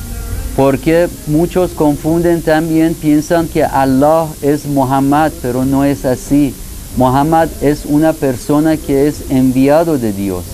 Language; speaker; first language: Spanish; non-native, fluent; Persian